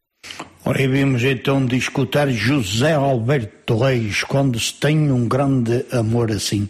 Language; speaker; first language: Portuguese; early bilingual, heritage; Portuguese